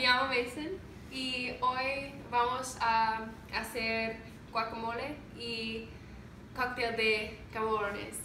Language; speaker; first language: Spanish; non-native, learner; English